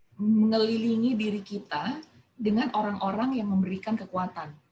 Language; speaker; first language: Malay; non-native, local second language; Javanese